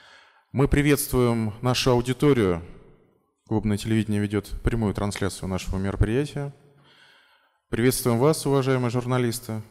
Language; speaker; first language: Russian; native; Russian